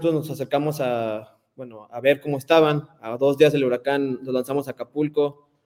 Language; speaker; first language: Spanish; native; Spanish